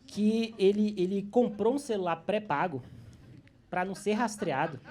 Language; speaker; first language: Portuguese; native; Portuguese